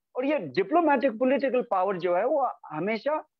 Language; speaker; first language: Hindi; native; Hindi